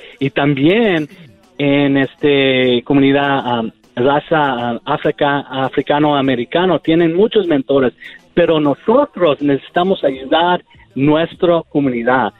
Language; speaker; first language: Spanish; early bilingual, heritage; Spanish